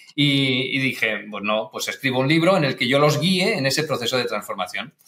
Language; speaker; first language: Spanish; native; Spanish